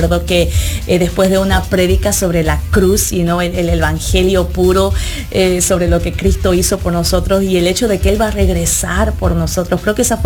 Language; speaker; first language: Spanish; early bilingual, heritage; Spanish